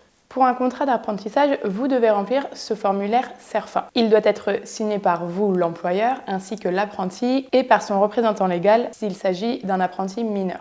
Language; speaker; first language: French; native; French